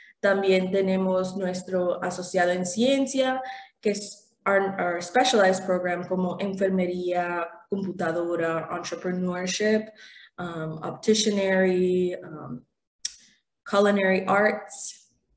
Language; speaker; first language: Spanish; early bilingual, heritage; Spanish